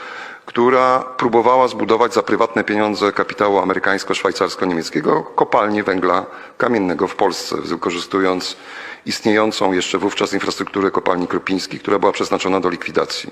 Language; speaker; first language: Polish; native; Polish